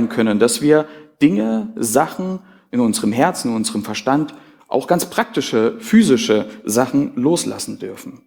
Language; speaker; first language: German; native; German